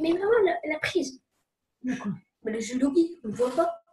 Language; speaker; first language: French; native; French